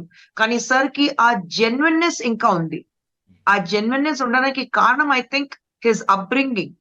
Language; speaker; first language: Telugu; non-native, fluent; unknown